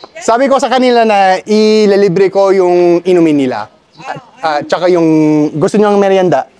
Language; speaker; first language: Filipino; non-native, fluent; English